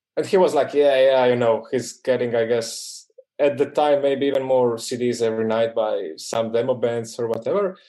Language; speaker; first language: English; non-native, fluent; Croatian